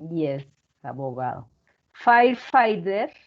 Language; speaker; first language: English; non-native, learner; Spanish